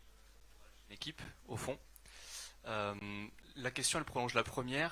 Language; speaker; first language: French; native; French